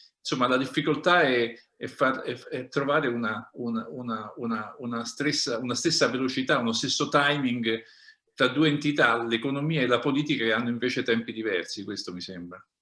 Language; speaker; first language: Italian; native; Italian